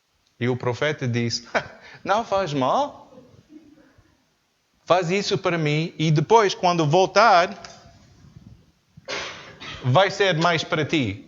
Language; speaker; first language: Portuguese; non-native, learner; English